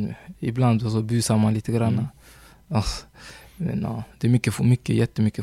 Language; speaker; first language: Swedish; early bilingual, other home language; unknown